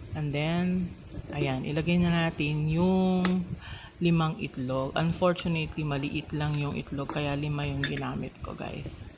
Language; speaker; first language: Filipino; non-native, local second language; Pampanga